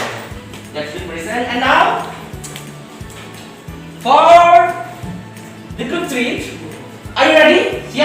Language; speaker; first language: English; non-native, learner; Indonesian